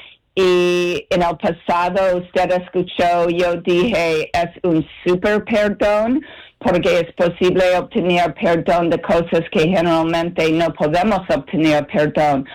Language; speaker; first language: Spanish; non-native, learner; English